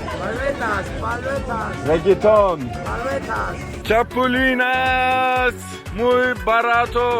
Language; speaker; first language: Spanish; non-native, learner; Turkish